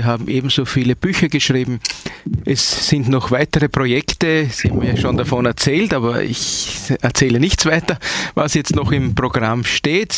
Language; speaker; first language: German; native; German